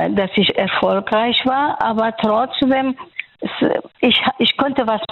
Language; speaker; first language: German; non-native, fluent; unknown